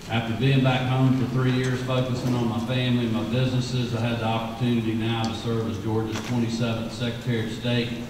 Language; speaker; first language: English; native; English